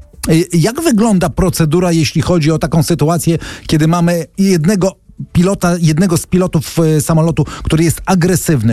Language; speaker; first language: Polish; native; Polish